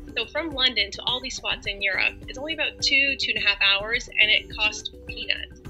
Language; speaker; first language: English; native; English